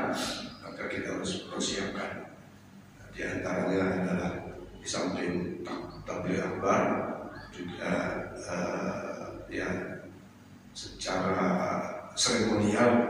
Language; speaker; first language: Indonesian; native; Indonesian